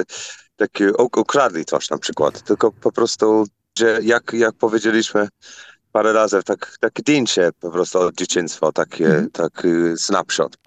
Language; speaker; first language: Polish; non-native, learner; English